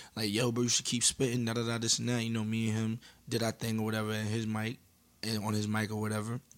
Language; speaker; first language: English; native; English